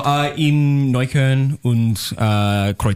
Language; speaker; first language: German; non-native, learner; English